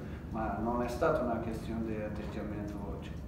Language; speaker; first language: Italian; non-native, fluent; Portuguese